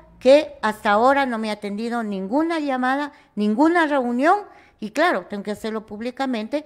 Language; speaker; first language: Spanish; native; Spanish